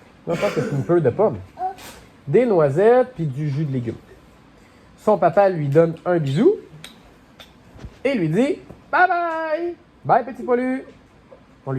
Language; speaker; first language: French; native; French